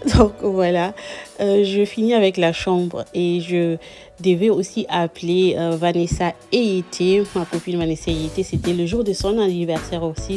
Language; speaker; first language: French; non-native, local second language; Lingala